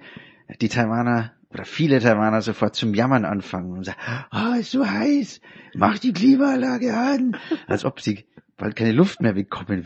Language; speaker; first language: German; native; German